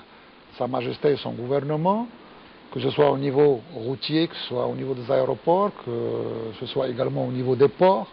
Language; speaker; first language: French; non-native, local second language; Arabic